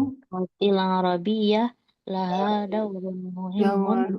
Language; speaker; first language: Arabic; non-native, learner; Indonesian